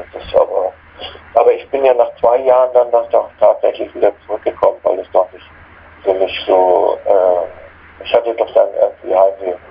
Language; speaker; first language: German; native; German